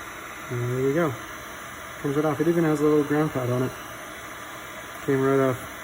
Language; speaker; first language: English; native; English